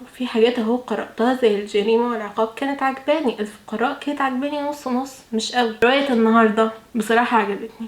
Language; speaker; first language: Arabic; native; Arabic